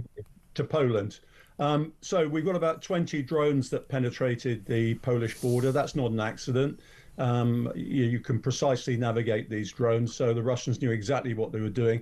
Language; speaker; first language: English; native; English